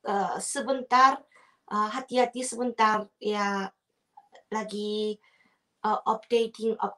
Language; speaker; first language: Indonesian; non-native, fluent; Korean